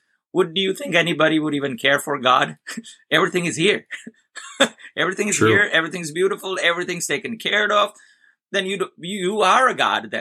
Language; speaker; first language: English; non-native, local second language; Gujarati